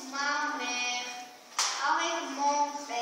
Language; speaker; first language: French; non-native, learner; Armenian